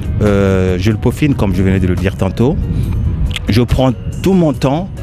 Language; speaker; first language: French; non-native, local second language; Lingala